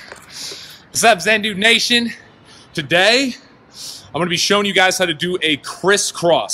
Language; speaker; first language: English; native; English